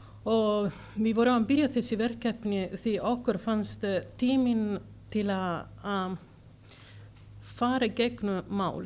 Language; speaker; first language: Icelandic; non-native, learner; Italian